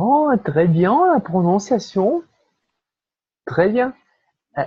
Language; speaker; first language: French; non-native, fluent; Portuguese